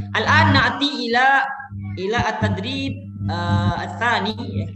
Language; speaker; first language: Arabic; non-native, fluent; Indonesian